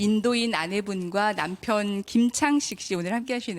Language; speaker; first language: Korean; native; Korean